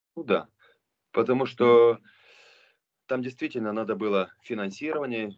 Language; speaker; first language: Russian; non-native, local second language; Romanian